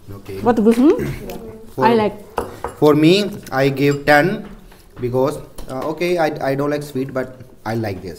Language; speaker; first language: English; non-native, learner; Hindi